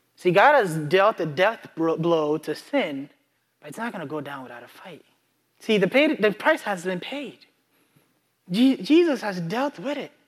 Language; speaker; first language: English; non-native, local second language; Akan